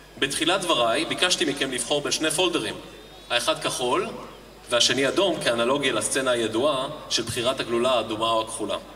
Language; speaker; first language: Hebrew; native; Hebrew